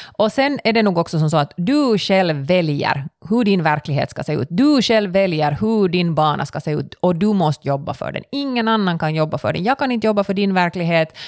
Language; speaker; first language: Swedish; native; Swedish